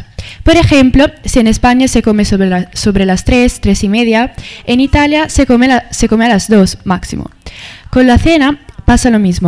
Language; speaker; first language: Spanish; non-native, fluent; Italian